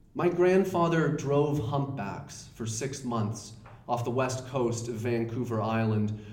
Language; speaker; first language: English; native; English